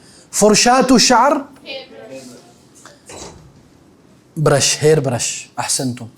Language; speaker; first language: Arabic; non-native, fluent; Urdu